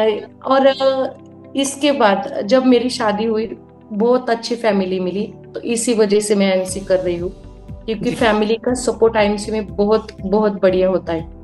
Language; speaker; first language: Hindi; native; Hindi